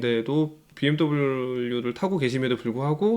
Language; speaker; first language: Korean; native; Korean